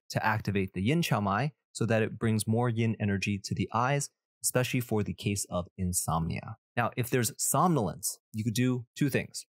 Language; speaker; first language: English; early bilingual, other home language; Chinese